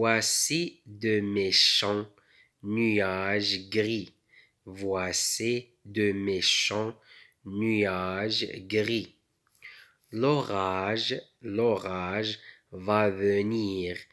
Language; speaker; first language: French; non-native, local second language; Arabic